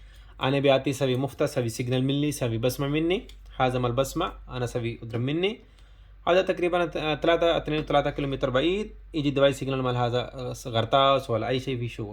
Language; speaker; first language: Arabic; non-native, learner; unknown